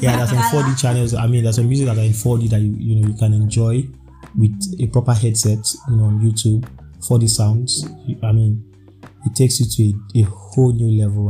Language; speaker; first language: English; non-native, local second language; Yoruba